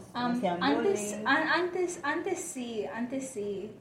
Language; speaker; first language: Spanish; early bilingual, heritage; Spanish